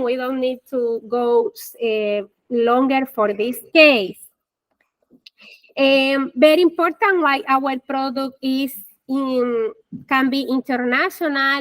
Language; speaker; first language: English; non-native, fluent; Spanish